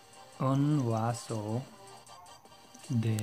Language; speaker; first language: Spanish; non-native, learner; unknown